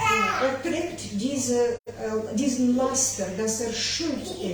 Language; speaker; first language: German; non-native, learner; Ukrainian